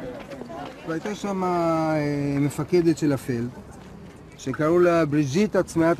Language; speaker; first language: Hebrew; native; Hebrew